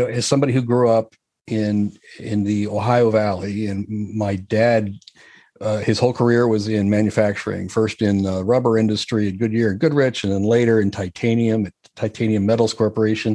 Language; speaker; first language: English; native; English